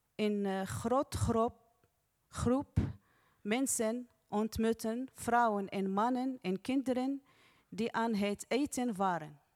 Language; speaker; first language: Dutch; non-native, learner; Arabic